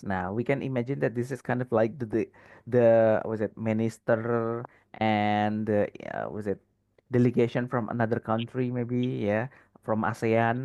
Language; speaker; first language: English; non-native, fluent; Indonesian